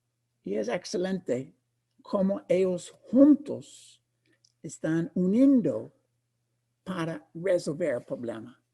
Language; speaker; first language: Spanish; non-native, fluent; English